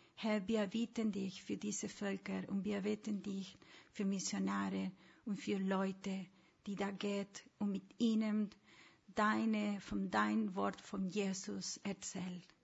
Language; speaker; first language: German; non-native, learner; Spanish